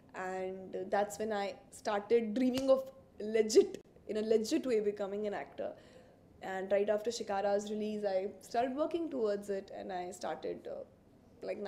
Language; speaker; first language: English; non-native, local second language; Hindi